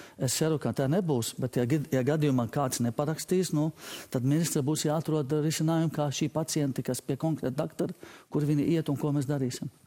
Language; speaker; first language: Latvian; non-native, fluent; Arabic